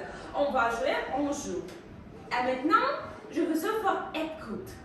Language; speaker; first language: French; non-native, fluent; Russian